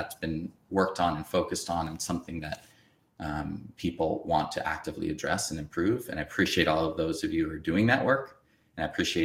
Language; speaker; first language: English; native; English